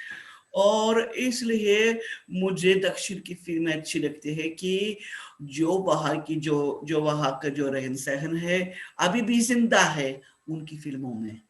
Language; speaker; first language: Hindi; non-native, fluent; Russian